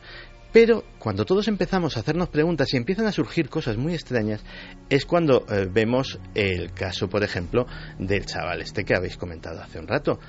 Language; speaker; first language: Spanish; native; Spanish